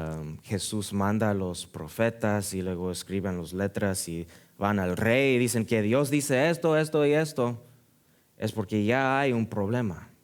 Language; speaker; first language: Spanish; early bilingual, heritage; Spanish